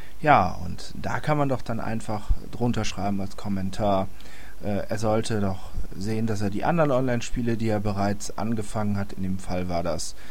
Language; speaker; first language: German; native; German